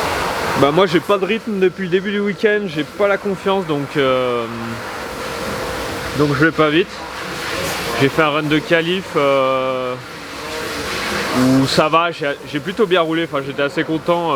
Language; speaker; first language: French; native; French